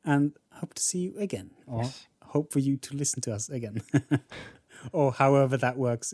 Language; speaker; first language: English; non-native, fluent; Norwegian